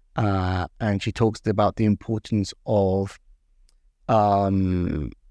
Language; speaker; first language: English; native; English